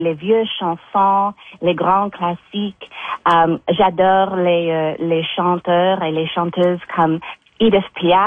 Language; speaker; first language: French; non-native, fluent; English